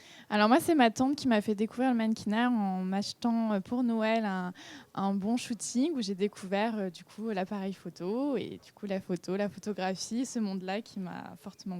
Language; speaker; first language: French; native; French